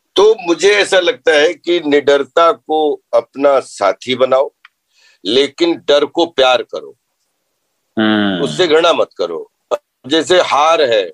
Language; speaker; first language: Hindi; native; Hindi